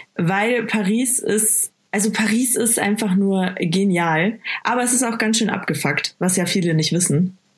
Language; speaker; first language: German; native; German